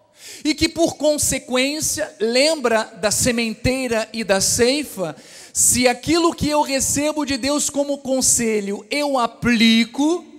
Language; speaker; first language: Portuguese; native; Portuguese